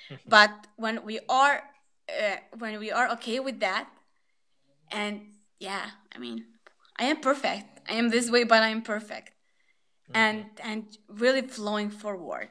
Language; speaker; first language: English; non-native, fluent; Albanian